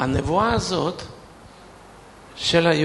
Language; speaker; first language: Hebrew; non-native, fluent; Russian